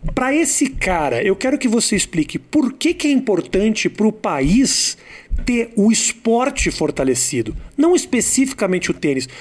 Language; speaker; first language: Portuguese; native; Portuguese